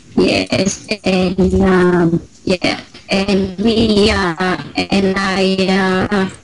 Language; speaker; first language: English; non-native, learner; Vietnamese